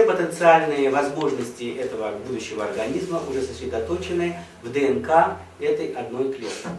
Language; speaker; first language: Russian; native; Russian